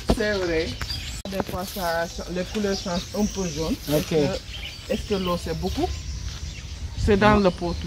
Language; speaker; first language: French; non-native, learner; English